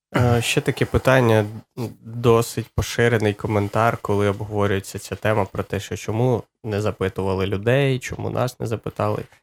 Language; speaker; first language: Ukrainian; native; Ukrainian